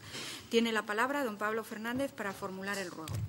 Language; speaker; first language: Spanish; native; Spanish